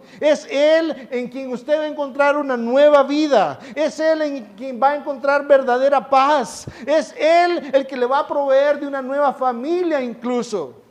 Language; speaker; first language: Spanish; native; Spanish